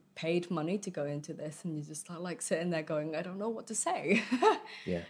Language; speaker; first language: English; early bilingual, other home language; Vietnamese